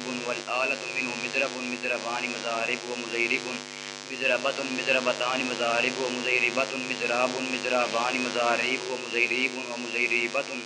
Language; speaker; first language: Arabic; non-native, learner; Urdu